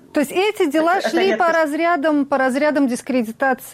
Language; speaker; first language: Russian; native; Russian